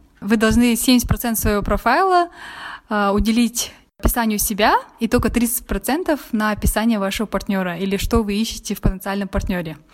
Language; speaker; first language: Russian; native; Russian